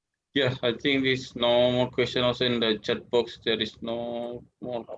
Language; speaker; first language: English; non-native, learner; Indonesian